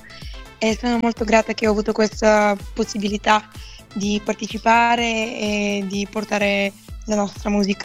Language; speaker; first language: Italian; non-native, fluent; Bulgarian